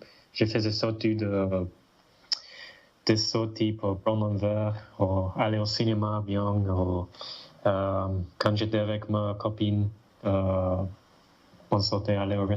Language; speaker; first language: French; non-native, fluent; English